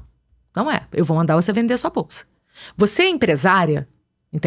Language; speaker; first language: Portuguese; native; Portuguese